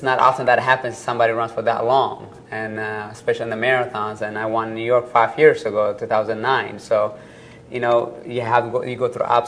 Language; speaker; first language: English; early bilingual, other home language; Tigrinya